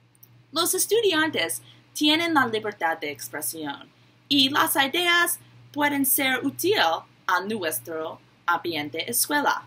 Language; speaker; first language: Spanish; non-native, learner; English